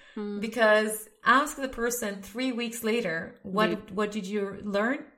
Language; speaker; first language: English; non-native, fluent; Swedish